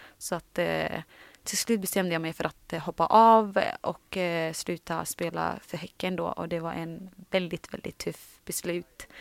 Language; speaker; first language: Swedish; early bilingual, other home language; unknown